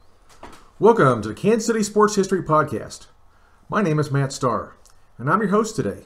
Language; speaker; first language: English; native; English